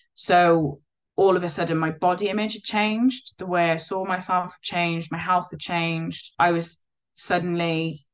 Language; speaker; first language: English; native; English